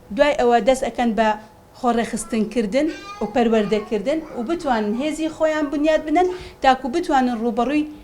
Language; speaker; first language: Central Kurdish; non-native, local second language; Kurdish